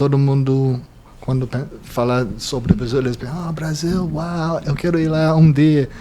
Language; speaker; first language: Portuguese; non-native, fluent; English